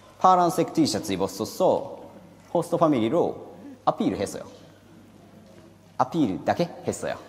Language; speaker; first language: Korean; non-native, learner; Japanese